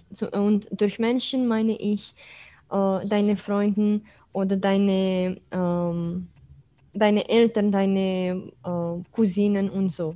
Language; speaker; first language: German; non-native, fluent; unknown